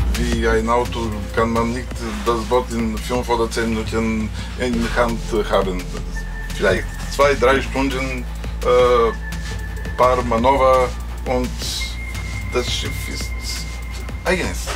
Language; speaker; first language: German; non-native, learner; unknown